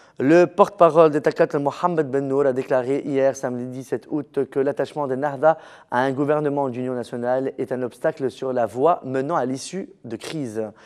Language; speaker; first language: French; non-native, local second language; Arabic